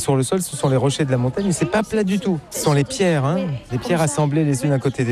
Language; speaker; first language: French; native; French